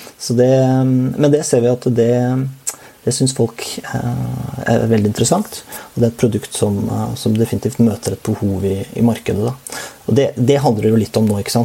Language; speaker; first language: Norwegian; native; Norwegian